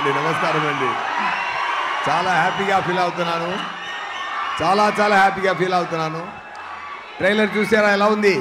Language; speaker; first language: Telugu; non-native, learner; Tamil